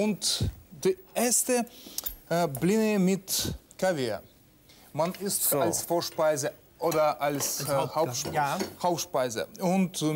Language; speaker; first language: German; non-native, learner; Russian